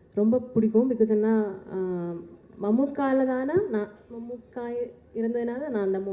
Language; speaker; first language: Tamil; non-native, learner; Malayalam